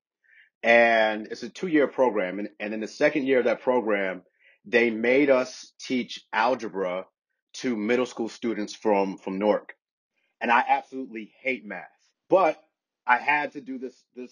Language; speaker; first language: English; native; English